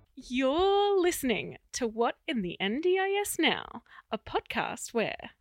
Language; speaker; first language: English; native; English